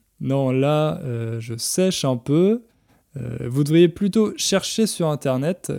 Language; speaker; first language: French; native; French